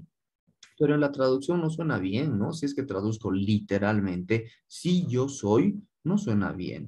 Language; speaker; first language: Spanish; native; Spanish